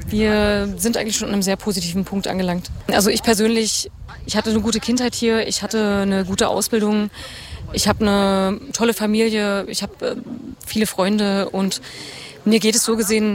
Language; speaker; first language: German; native; German